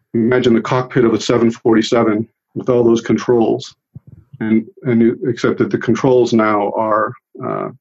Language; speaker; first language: English; early bilingual, other home language; Italian